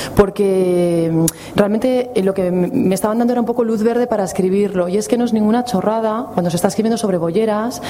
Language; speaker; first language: Spanish; native; Spanish